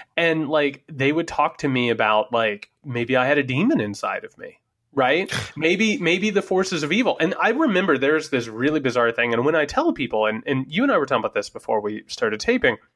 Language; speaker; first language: English; native; English